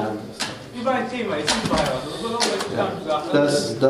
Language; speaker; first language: German; non-native, learner; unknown